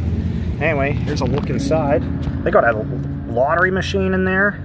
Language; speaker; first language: English; native; English